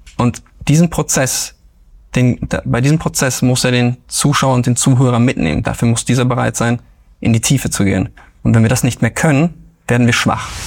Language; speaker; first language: German; native; German